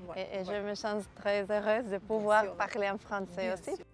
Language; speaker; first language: French; non-native, fluent; Spanish